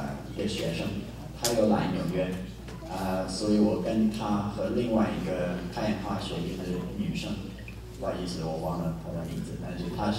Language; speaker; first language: Chinese; non-native, fluent; English